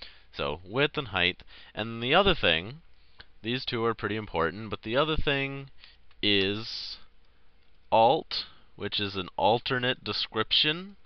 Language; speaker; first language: English; native; English